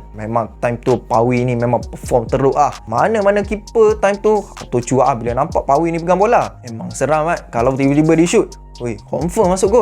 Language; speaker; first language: Malay; native; Malay